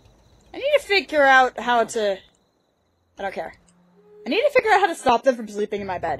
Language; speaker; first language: English; native; English